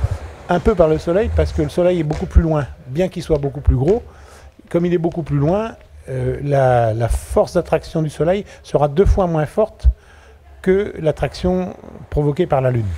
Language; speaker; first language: French; native; French